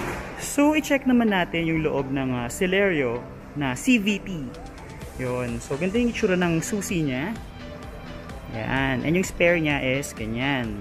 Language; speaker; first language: Filipino; native; Filipino